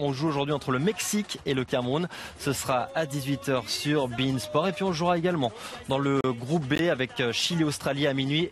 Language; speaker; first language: French; native; French